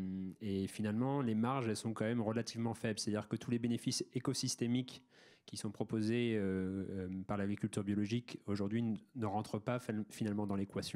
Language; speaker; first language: French; native; French